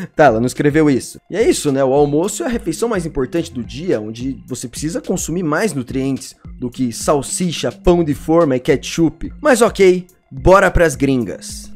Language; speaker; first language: Portuguese; native; Portuguese